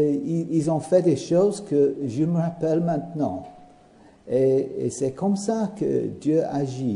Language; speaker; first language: French; non-native, learner; English